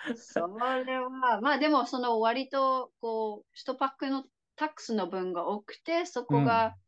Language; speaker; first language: Japanese; non-native, fluent; English